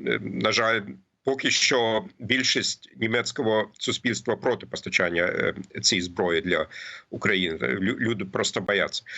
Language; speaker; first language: Ukrainian; non-native, fluent; German